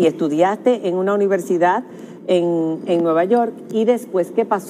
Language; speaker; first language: Spanish; native; Spanish